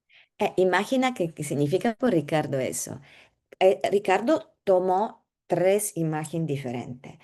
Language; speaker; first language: Spanish; non-native, learner; Italian